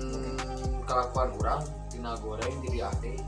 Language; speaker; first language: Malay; non-native, local second language; Sundanese